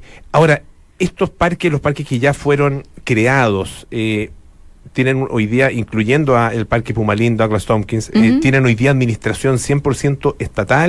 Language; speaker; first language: Spanish; native; Spanish